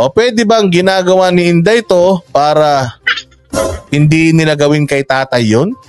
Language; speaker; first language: Filipino; non-native, local second language; Iloko